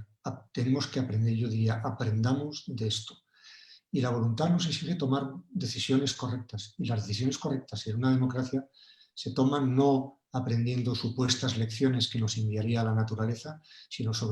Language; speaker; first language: Spanish; native; Spanish